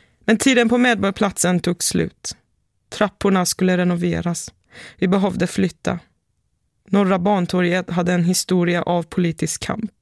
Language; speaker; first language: Swedish; early bilingual, other home language; Persian